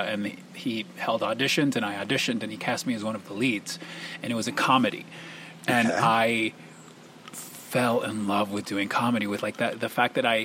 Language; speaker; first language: English; early bilingual, other home language; Spanish